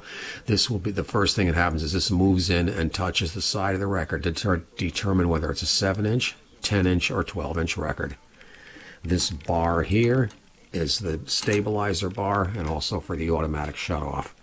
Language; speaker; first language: English; native; English